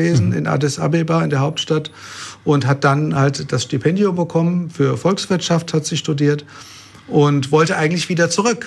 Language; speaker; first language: German; native; German